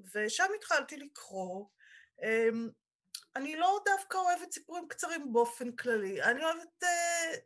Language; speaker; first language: Hebrew; native; Hebrew